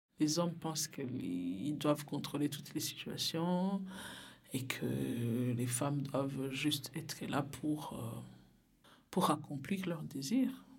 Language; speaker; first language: French; non-native, local second language; Rundi